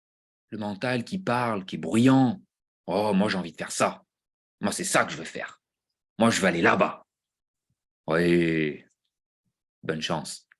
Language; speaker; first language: French; native; French